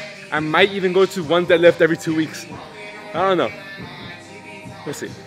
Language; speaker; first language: English; native; English